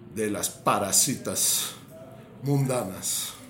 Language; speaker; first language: Spanish; non-native, fluent; English